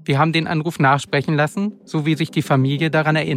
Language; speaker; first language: German; native; German